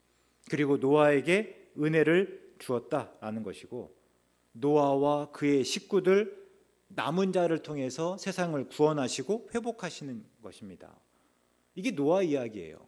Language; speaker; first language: Korean; native; Korean